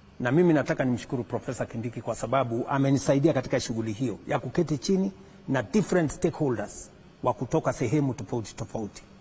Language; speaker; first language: Swahili; non-native, local second language; Kalenjin